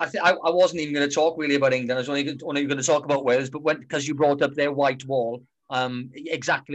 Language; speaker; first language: English; native; English